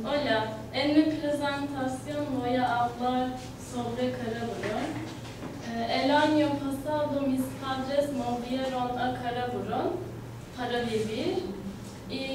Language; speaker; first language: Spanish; non-native, learner; Turkish